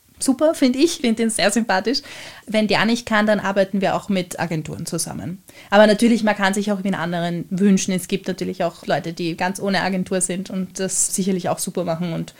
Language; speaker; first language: German; native; German